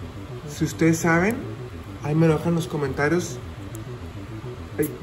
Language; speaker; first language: Spanish; native; Spanish